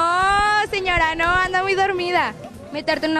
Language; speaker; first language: Spanish; native; Spanish